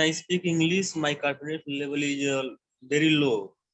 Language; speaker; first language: English; non-native, learner; Hindi